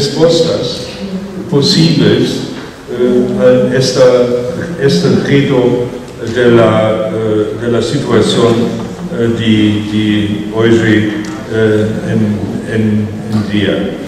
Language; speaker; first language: Spanish; non-native, fluent; German